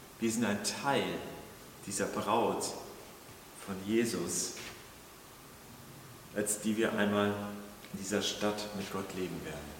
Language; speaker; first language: German; native; German